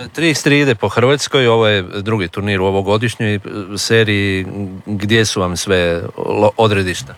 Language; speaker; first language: Croatian; native; Croatian